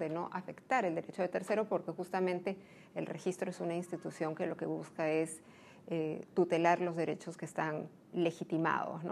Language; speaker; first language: Spanish; native; Spanish